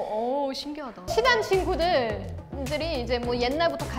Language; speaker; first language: Korean; non-native, fluent; German